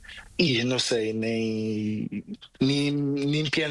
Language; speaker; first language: Spanish; non-native, learner; Portuguese